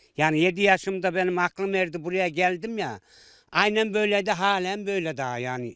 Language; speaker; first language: Turkish; native; Turkish